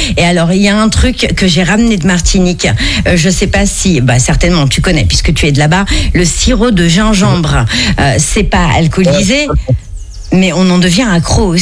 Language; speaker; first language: French; native; French